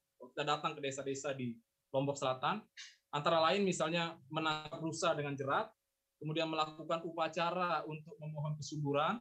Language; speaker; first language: Indonesian; native; Indonesian